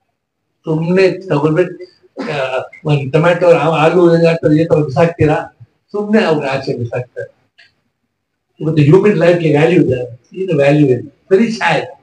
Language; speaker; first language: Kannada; non-native, local second language; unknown